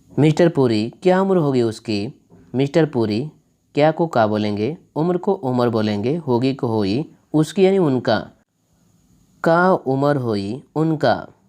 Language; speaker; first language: Hindi; native; Hindi